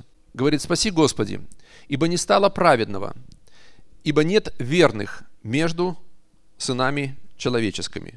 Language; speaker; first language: Russian; native; Russian